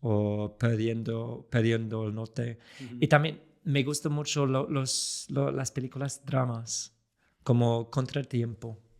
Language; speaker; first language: Spanish; non-native, fluent; English